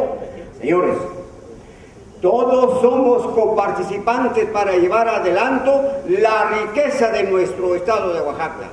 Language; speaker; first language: Spanish; non-native, local second language; Zapotec